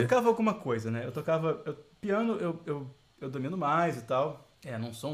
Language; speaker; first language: Portuguese; native; Portuguese